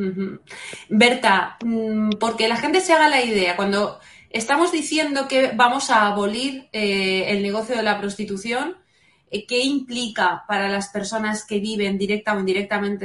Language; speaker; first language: Spanish; native; Spanish